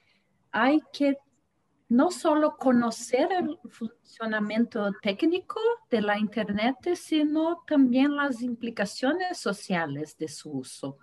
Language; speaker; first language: Spanish; non-native, fluent; Portuguese